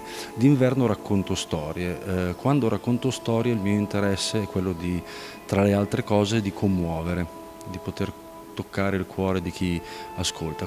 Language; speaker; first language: Italian; native; Italian